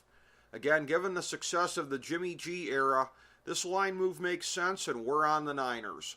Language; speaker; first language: English; native; English